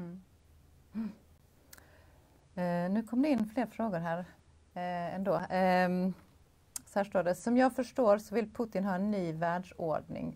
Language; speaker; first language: Swedish; native; Swedish